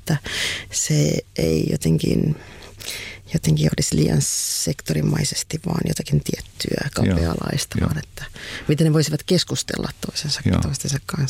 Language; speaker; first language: Finnish; native; Finnish